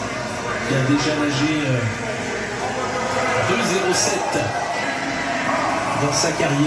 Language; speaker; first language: French; native; French